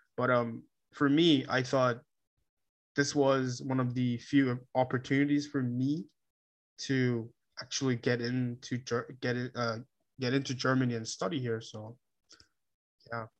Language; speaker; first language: English; non-native, fluent; Korean